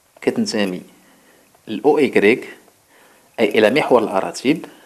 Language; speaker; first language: Arabic; native; Arabic